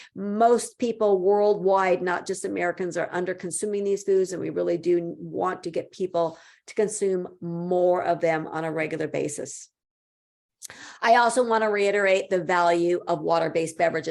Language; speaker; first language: English; native; English